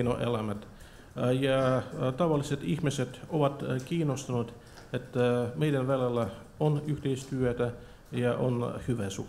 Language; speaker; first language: Finnish; non-native, fluent; Russian